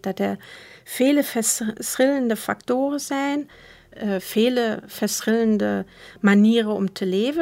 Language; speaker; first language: Dutch; non-native, fluent; German